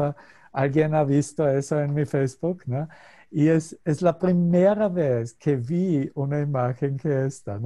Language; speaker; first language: Spanish; non-native, fluent; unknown